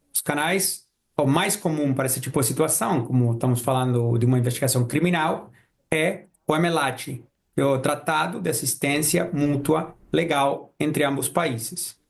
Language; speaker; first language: Portuguese; non-native, fluent; Spanish